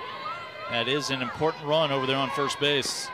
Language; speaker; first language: English; native; English